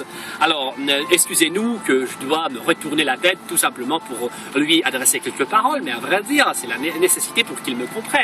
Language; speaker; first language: French; non-native, fluent; Russian